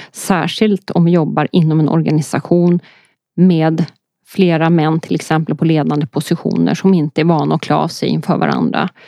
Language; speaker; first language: Swedish; early bilingual, other home language; Polish